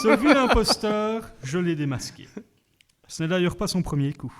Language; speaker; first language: French; native; French